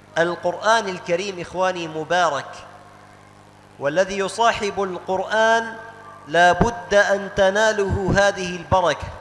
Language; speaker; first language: Arabic; native; Arabic